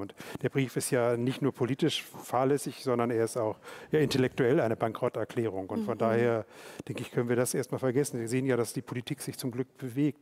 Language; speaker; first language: German; native; German